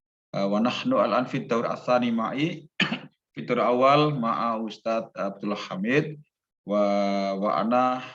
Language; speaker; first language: Arabic; non-native, fluent; Indonesian